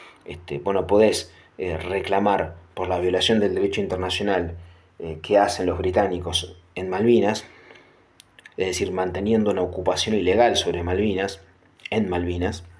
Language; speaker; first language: Spanish; native; Spanish